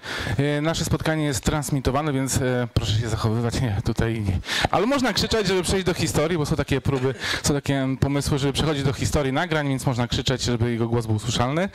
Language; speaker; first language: Polish; native; Polish